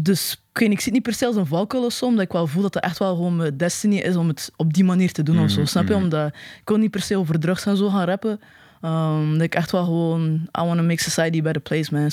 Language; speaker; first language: Dutch; native; Dutch